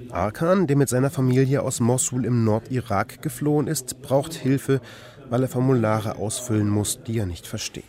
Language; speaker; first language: German; native; German